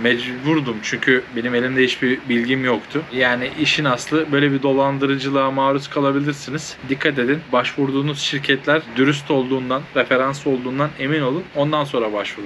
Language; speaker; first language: Turkish; native; Turkish